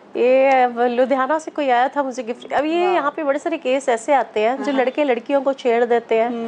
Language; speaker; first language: Hindi; non-native, local second language; Punjabi